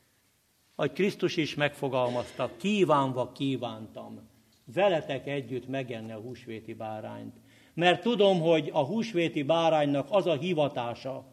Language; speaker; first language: Hungarian; native; Hungarian